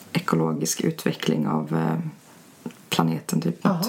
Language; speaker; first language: Swedish; early bilingual, other home language; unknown